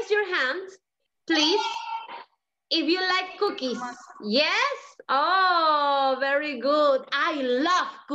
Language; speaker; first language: English; non-native, learner; Spanish